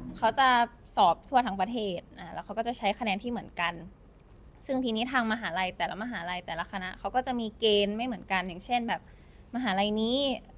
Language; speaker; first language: Thai; native; Thai